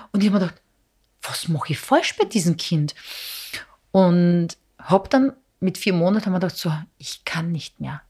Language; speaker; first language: German; non-native, fluent; Serbian